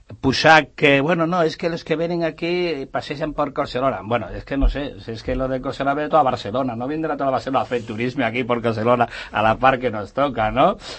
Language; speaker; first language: Catalan; native; Catalan